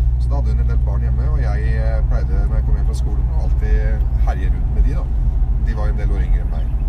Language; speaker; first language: Norwegian; early bilingual, other home language; Arabic